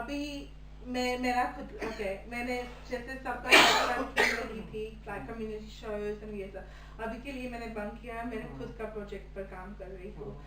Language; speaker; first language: Hindi; early bilingual, heritage; Hindi